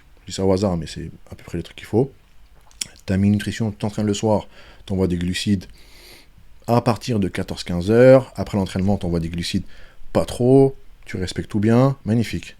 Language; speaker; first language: French; native; French